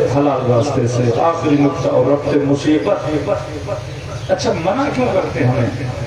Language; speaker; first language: Urdu; non-native, local second language; Sindhi